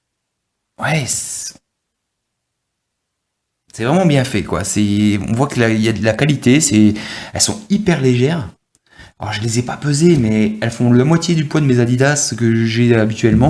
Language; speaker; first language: French; native; French